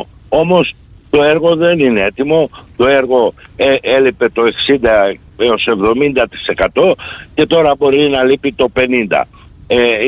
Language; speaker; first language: Greek; native; Greek